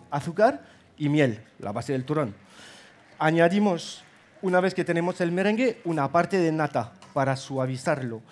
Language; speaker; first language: Spanish; non-native, fluent; French